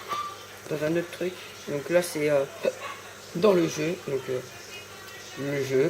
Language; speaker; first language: French; native; French